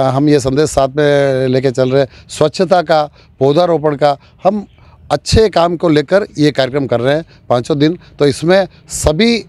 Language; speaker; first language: Hindi; native; Hindi